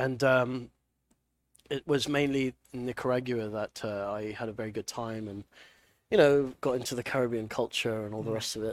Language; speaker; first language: English; native; English